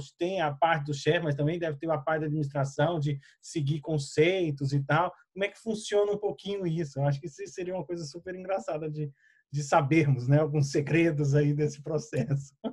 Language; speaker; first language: Portuguese; native; Portuguese